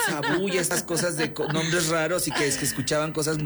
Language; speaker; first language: Spanish; native; Spanish